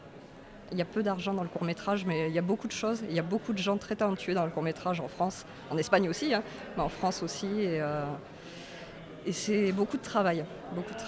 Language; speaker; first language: French; native; French